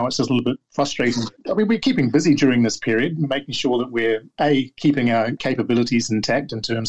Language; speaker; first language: English; native; English